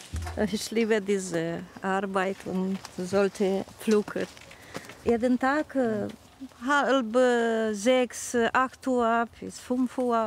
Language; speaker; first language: German; non-native, learner; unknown